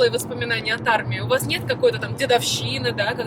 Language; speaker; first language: Russian; native; Russian